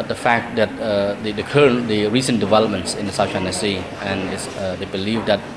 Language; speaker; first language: English; non-native, fluent; Khmer